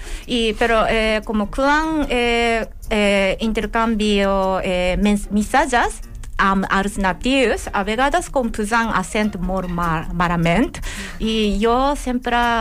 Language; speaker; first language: Catalan; non-native, learner; Japanese